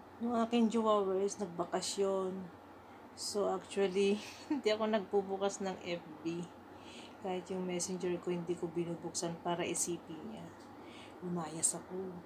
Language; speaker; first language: Filipino; native; Filipino